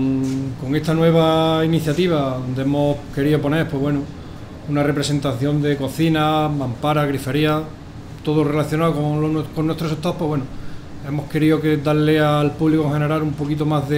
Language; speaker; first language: Spanish; native; Spanish